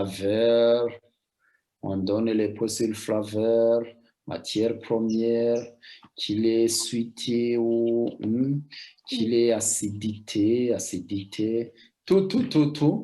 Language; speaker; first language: French; non-native, local second language; Rundi